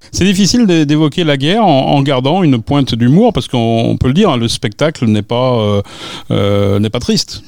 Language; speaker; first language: French; native; French